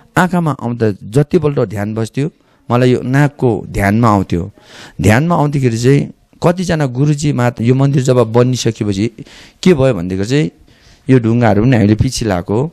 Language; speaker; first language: Nepali; native; Nepali